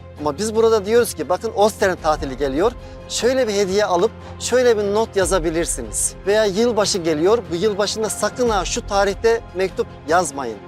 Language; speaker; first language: Turkish; native; Turkish